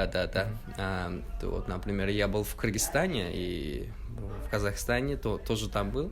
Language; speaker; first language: Russian; non-native, local second language; Uzbek